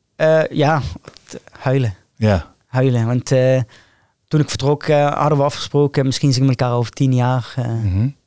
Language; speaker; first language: Dutch; non-native, fluent; Arabic